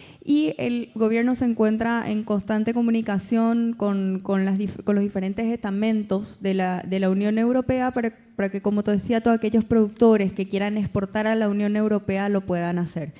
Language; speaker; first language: Spanish; native; Spanish